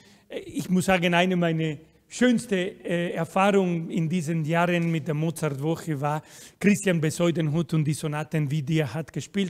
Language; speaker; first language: German; non-native, fluent; Spanish